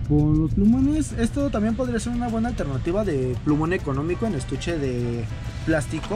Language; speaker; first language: Spanish; native; Spanish